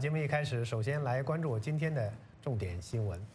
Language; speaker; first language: Chinese; native; Chinese